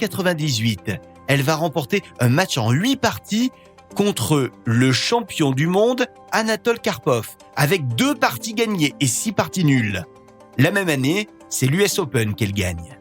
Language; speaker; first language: French; native; French